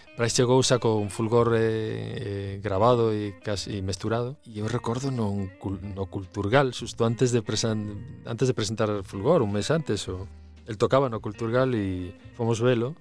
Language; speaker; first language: Galician; native; Galician